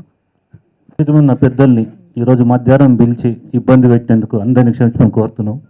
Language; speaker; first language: Telugu; native; Telugu